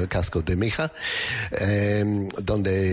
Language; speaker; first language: Spanish; non-native, learner; English